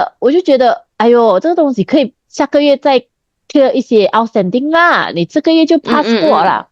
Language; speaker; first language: Chinese; native; Chinese